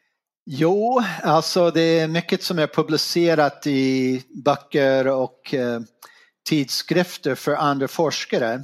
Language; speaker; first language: Swedish; non-native, fluent; English